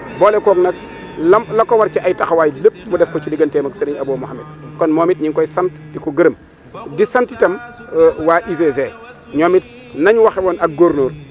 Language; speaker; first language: Wolof; native; Wolof